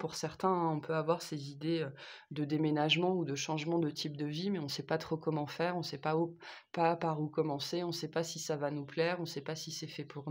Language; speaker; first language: French; native; French